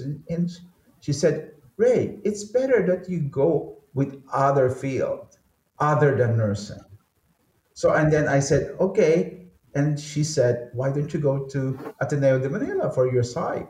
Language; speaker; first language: English; non-native, local second language; Filipino